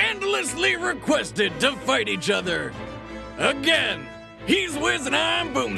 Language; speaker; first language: English; native; English